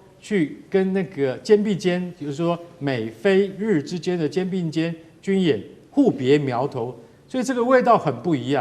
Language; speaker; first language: Chinese; native; Chinese